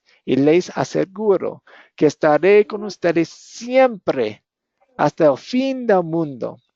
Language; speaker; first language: Spanish; non-native, fluent; English